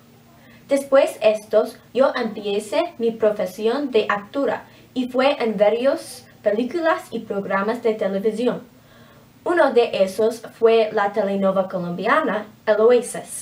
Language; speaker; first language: Spanish; non-native, learner; English